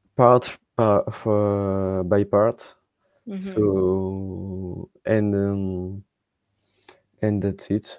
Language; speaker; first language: English; non-native, learner; French